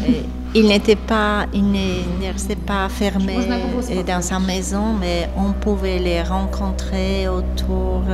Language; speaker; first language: French; non-native, learner; Polish